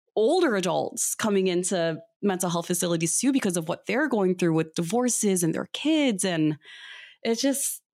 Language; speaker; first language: English; early bilingual, other home language; Filipino